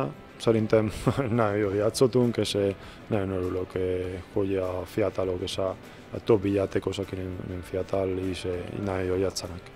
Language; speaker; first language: Hungarian; non-native, fluent; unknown